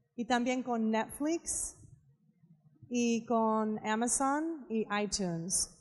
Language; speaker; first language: Spanish; non-native, learner; English